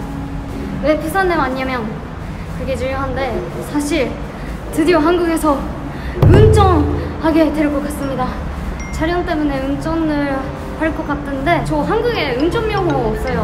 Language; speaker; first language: Korean; non-native, fluent; Japanese